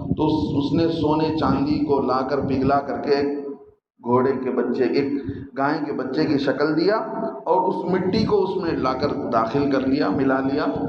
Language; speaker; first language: Urdu; native; Urdu